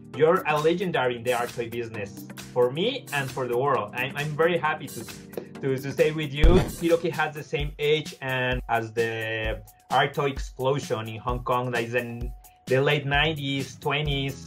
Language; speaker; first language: English; non-native, learner; Spanish